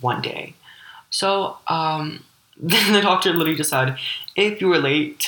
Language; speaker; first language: English; early bilingual, other home language; Ukrainian